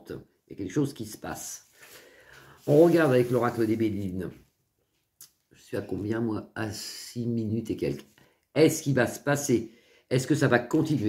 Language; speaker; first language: French; native; French